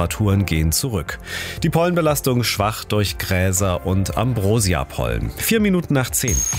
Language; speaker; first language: German; native; German